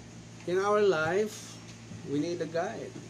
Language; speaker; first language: English; non-native, local second language; Filipino